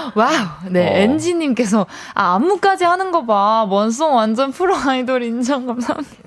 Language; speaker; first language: Korean; native; Korean